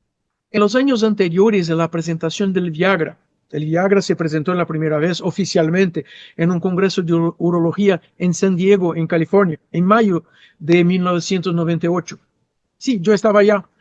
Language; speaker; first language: Spanish; non-native, fluent; Portuguese